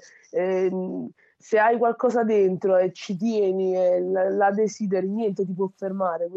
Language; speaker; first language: Italian; early bilingual, other home language; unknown